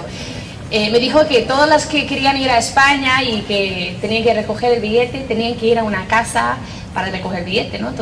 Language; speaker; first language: Spanish; non-native, fluent; English